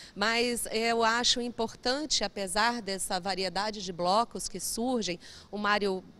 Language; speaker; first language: Portuguese; native; Portuguese